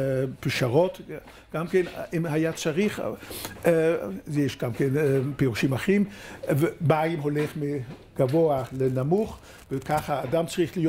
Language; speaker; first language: Hebrew; non-native, fluent; Dutch